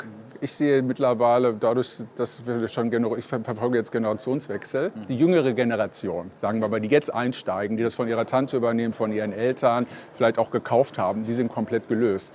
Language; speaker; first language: German; native; German